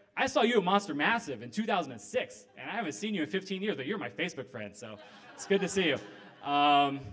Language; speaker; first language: English; native; English